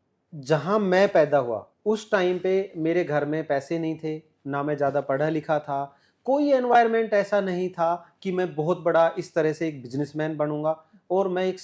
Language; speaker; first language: Hindi; native; Hindi